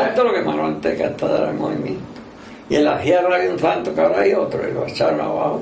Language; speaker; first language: Spanish; native; Spanish